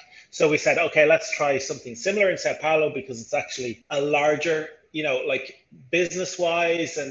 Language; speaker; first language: English; native; English